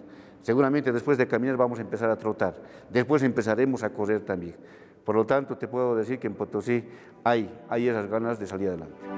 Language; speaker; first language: Spanish; native; Spanish